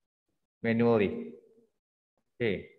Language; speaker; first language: English; non-native, fluent; Indonesian